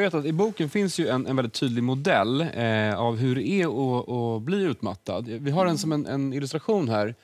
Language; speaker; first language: Swedish; native; Swedish